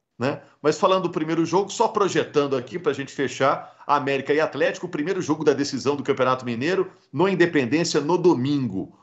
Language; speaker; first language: Portuguese; native; Portuguese